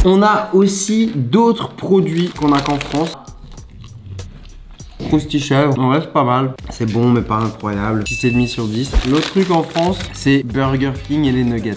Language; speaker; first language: French; native; French